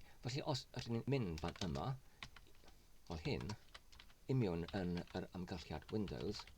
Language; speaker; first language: Welsh; non-native, learner; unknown